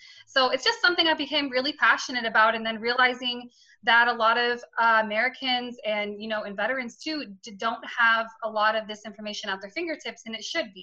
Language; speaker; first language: English; native; English